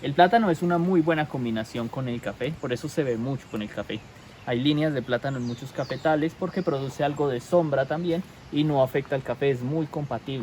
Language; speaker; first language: Spanish; native; Spanish